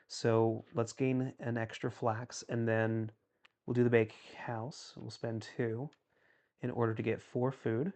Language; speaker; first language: English; native; English